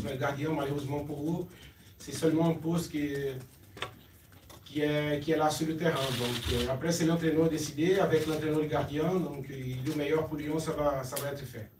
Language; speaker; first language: French; non-native, fluent; Portuguese